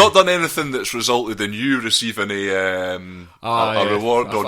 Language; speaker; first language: English; native; English